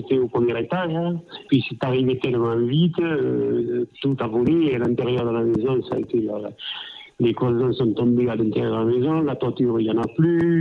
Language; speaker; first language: French; native; French